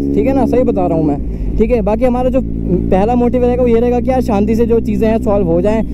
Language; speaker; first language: Hindi; native; Hindi